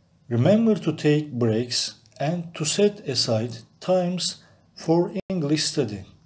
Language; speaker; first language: English; non-native, fluent; Turkish